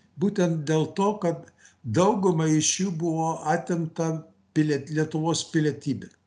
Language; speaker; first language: Lithuanian; early bilingual, heritage; Lithuanian